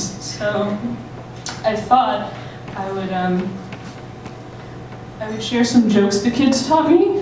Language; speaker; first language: English; native; English